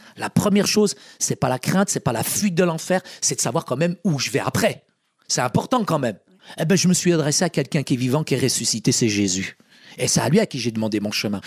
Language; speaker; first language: French; early bilingual, other home language; Arabic